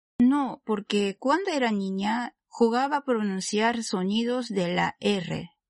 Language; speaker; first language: Spanish; non-native, fluent; Japanese